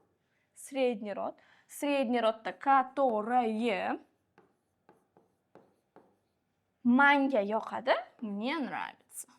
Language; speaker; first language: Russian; non-native, local second language; Uzbek